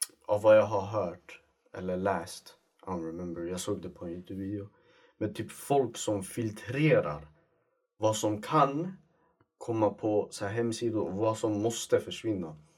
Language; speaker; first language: Swedish; native; Swedish